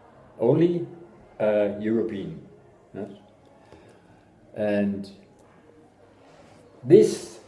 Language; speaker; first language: English; non-native, learner; German